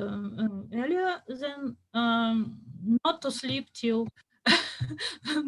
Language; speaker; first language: English; non-native, fluent; Russian